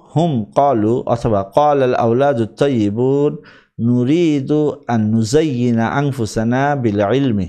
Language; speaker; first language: Arabic; non-native, fluent; Bangla